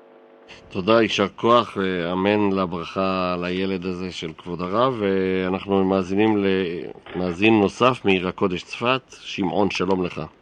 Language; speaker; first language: Hebrew; native; Hebrew